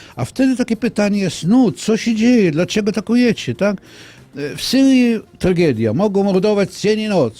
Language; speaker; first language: Polish; non-native, fluent; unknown